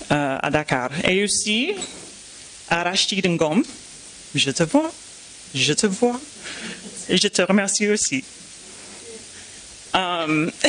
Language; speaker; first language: French; non-native, fluent; English